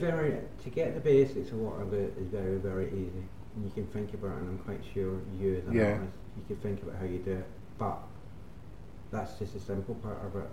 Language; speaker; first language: English; native; English